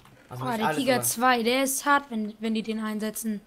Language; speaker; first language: German; native; German